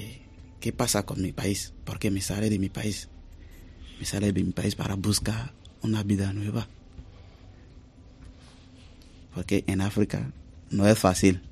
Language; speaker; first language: Spanish; non-native, learner; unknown